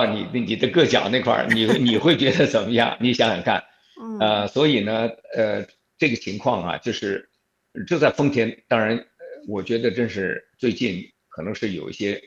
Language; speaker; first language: Chinese; native; Chinese